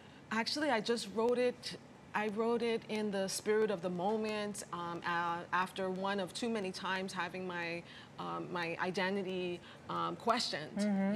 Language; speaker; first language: English; early bilingual, other home language; Spanish